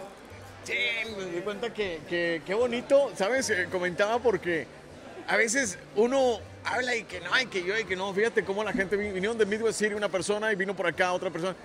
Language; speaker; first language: Spanish; native; Spanish